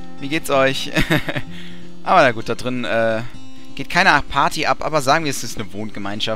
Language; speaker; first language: German; native; German